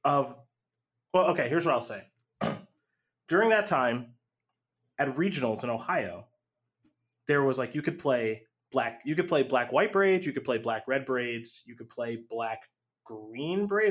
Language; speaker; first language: English; native; English